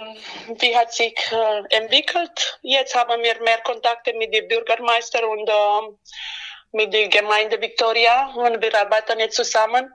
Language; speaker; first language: German; non-native, learner; Romanian